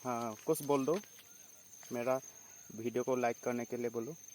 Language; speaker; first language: Hindi; non-native, local second language; Assamese